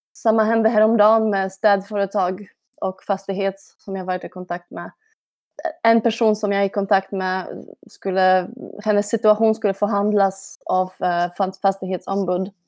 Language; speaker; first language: Swedish; non-native, fluent; Polish